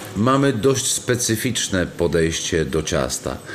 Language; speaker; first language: Polish; non-native, fluent; Italian